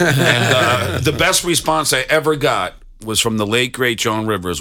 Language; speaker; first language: English; native; English